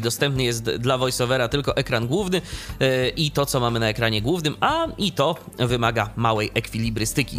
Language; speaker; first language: Polish; native; Polish